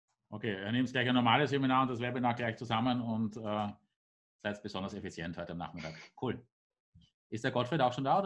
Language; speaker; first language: German; native; German